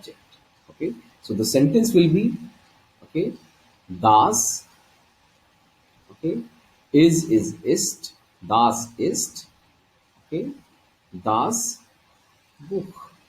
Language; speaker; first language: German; non-native, learner; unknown